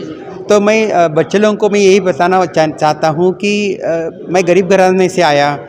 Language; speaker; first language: Hindi; non-native, local second language; Marathi